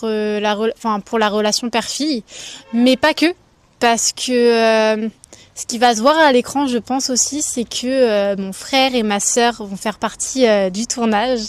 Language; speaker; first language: French; native; French